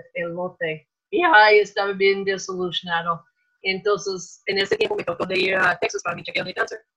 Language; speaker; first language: Spanish; non-native, fluent; English